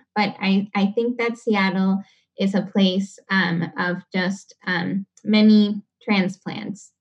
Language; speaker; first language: English; non-native, fluent; Spanish